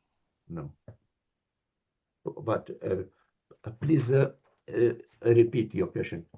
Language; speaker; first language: English; non-native, learner; Lithuanian